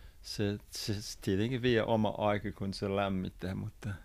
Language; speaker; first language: Finnish; non-native, fluent; English